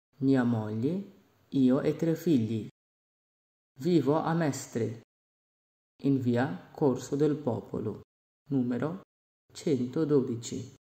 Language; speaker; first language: Italian; non-native, fluent; Bangla